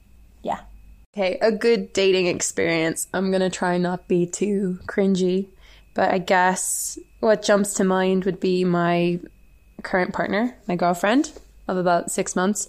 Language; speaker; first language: English; native; English